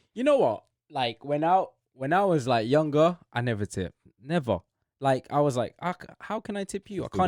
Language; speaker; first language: English; native; English